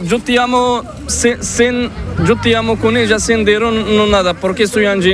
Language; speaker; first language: Spanish; non-native, learner; Arabic